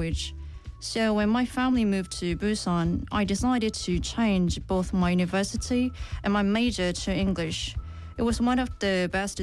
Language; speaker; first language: English; non-native, fluent; Korean